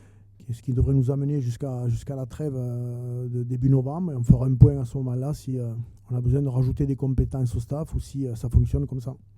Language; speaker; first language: French; native; French